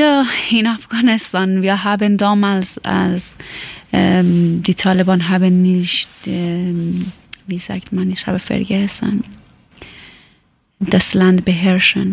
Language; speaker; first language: German; non-native, learner; Persian